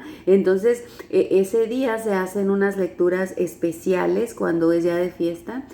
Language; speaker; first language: Spanish; native; Spanish